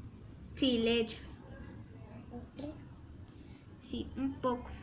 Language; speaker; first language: Spanish; native; Spanish